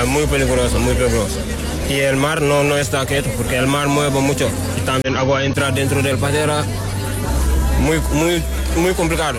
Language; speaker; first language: Spanish; non-native, learner; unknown